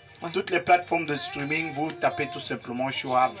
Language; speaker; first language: French; native; French